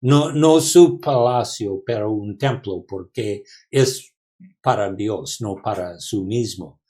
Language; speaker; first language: Spanish; non-native, learner; English